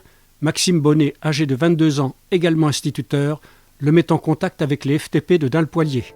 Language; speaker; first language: French; native; French